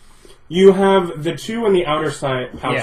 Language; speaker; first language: English; native; English